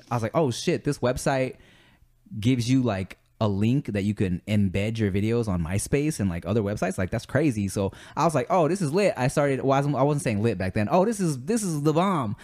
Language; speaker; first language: English; native; English